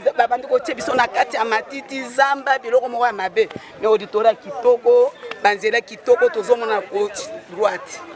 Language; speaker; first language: Lingala; non-native, local second language; Luba-Lulua